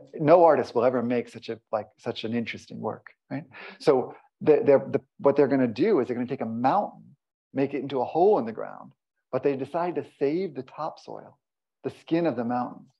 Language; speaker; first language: English; native; English